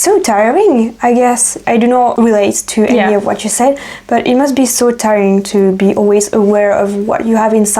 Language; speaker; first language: English; non-native, fluent; French